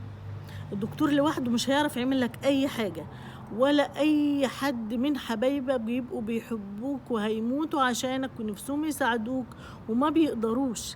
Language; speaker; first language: Arabic; native; Arabic